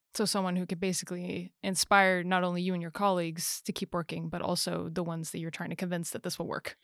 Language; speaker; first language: English; native; English